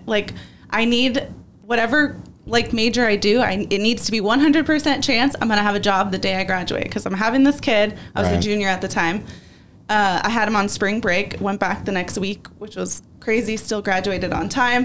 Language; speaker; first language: English; native; English